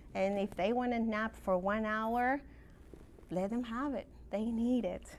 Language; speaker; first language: English; non-native, fluent; Spanish